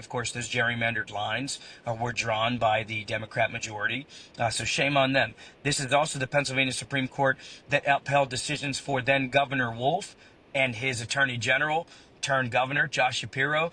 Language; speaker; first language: English; native; English